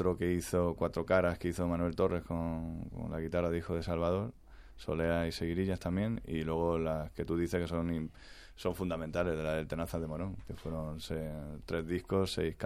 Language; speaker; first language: Spanish; native; Spanish